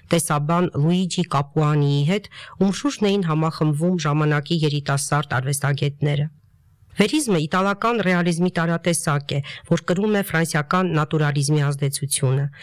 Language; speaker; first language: Armenian; native; Armenian